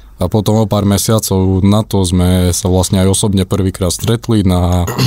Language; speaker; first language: Slovak; non-native, fluent; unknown